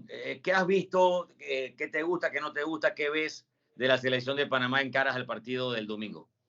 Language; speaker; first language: Spanish; native; Spanish